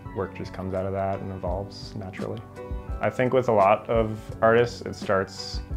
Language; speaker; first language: English; native; English